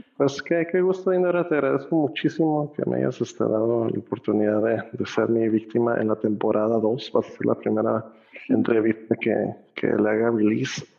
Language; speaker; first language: Spanish; native; Spanish